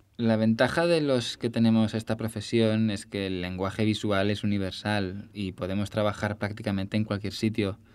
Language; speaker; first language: Spanish; native; Spanish